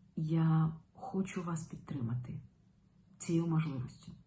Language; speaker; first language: Ukrainian; non-native, local second language; Russian